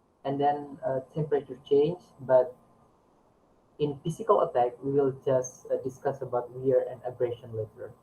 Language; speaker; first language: English; non-native, learner; Indonesian